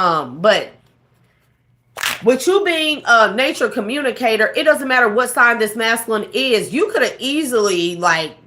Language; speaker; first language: English; native; English